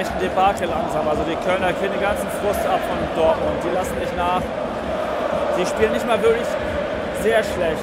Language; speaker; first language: German; native; German